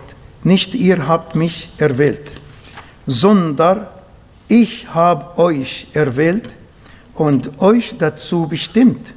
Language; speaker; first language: German; non-native, fluent; Arabic